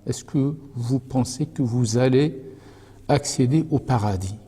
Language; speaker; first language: French; non-native, local second language; Arabic